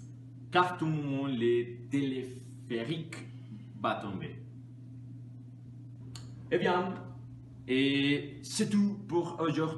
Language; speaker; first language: French; non-native, learner; Spanish